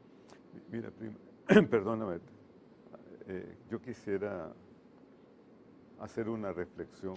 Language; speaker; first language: Spanish; native; Spanish